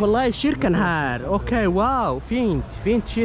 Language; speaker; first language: Swedish; non-native, learner; Somali